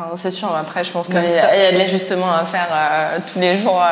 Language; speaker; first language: French; native; French